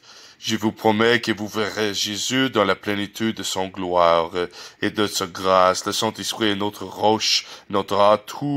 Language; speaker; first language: French; non-native, learner; English